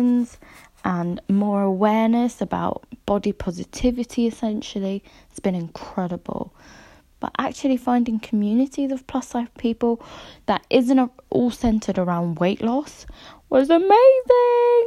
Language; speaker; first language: English; native; English